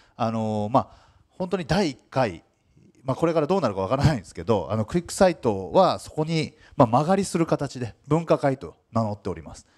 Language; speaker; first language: Japanese; native; Japanese